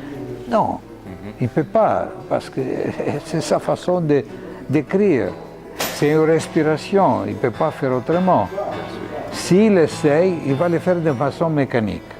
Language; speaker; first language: French; non-native, fluent; Greek